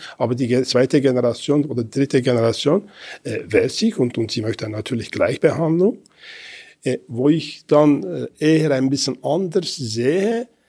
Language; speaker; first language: German; non-native, fluent; Kurdish